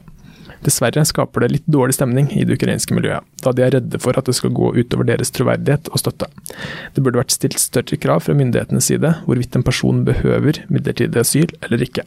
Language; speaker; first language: Norwegian; native; Norwegian